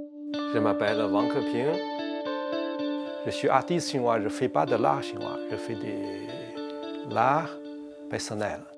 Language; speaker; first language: French; non-native, learner; Chinese